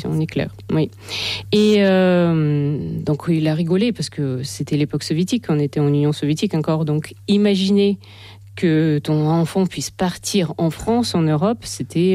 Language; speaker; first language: French; non-native, fluent; Russian